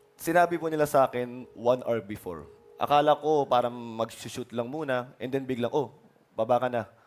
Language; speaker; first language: Filipino; native; Filipino